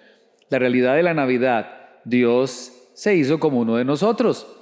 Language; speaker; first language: Spanish; native; Spanish